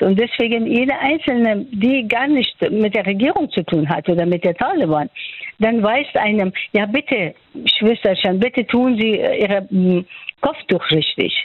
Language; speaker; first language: German; non-native, fluent; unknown